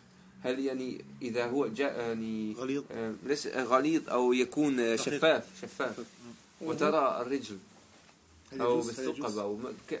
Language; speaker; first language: Arabic; non-native, learner; German